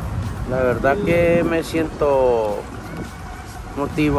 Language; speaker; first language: Spanish; native; Spanish